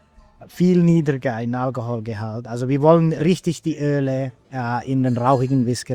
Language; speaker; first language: German; non-native, fluent; Finnish